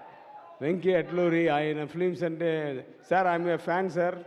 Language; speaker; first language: Telugu; non-native, learner; Tamil